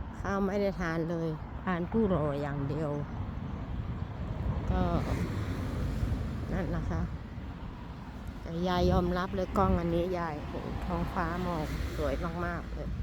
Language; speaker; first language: Thai; native; Thai